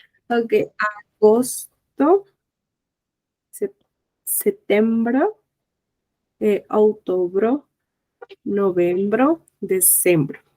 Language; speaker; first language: Portuguese; non-native, learner; Spanish